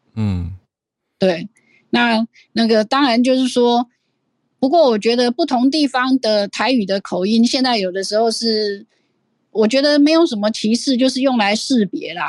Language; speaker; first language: Chinese; non-native, local second language; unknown